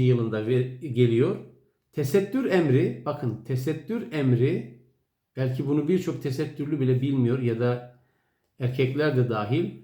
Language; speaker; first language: Turkish; native; Turkish